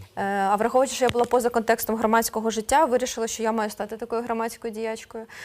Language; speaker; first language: Ukrainian; non-native, local second language; Russian